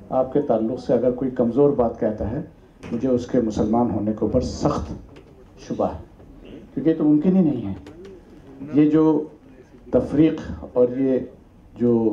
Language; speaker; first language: Urdu; native; Urdu